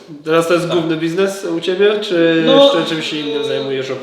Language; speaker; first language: Polish; native; Polish